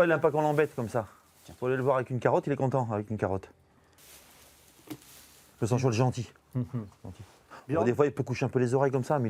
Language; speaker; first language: French; native; French